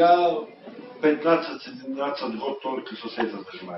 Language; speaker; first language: Russian; non-native, learner; Bulgarian